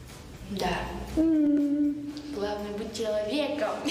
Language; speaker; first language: Russian; non-native, learner; Kyrgyz